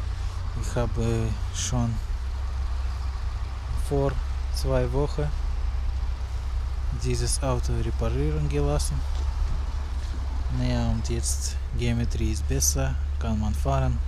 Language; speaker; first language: German; non-native, learner; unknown